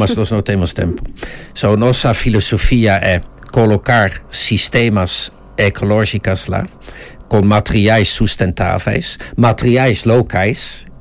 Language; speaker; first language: Portuguese; non-native, fluent; Dutch